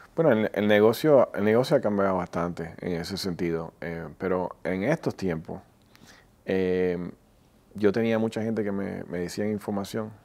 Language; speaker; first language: Spanish; early bilingual, heritage; Spanish